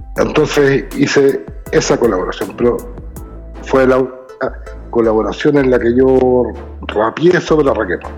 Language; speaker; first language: Spanish; native; Spanish